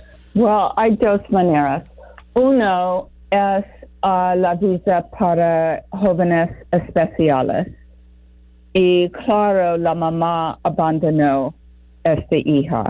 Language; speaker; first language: Spanish; non-native, fluent; English